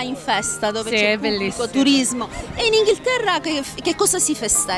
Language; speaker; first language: Italian; native; Italian